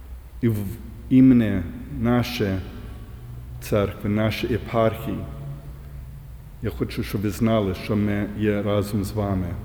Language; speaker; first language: Ukrainian; early bilingual, heritage; English